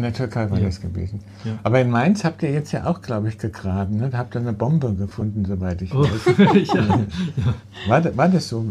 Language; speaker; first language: German; native; German